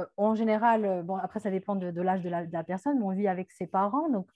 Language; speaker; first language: French; native; French